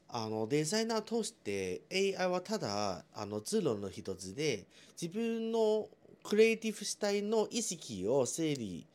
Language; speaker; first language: Japanese; non-native, fluent; Chinese